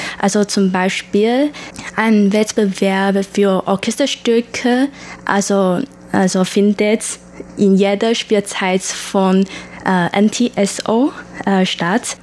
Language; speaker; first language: German; non-native, learner; Chinese